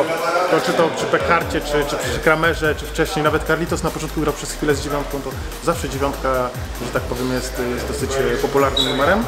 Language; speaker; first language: Polish; native; Polish